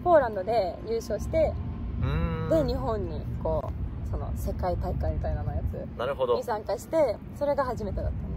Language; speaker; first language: Japanese; non-native, fluent; Polish